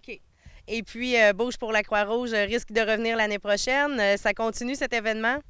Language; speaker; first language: French; native; French